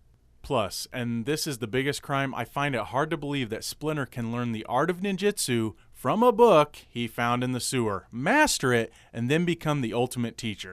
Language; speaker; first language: English; native; English